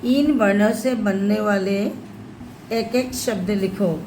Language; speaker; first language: Hindi; non-native, local second language; Assamese